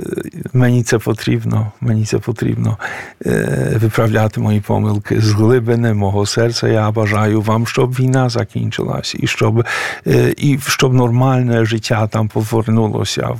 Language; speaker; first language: Ukrainian; non-native, fluent; Polish